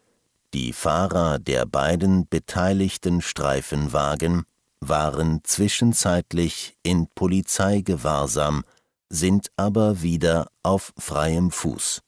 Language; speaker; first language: German; native; German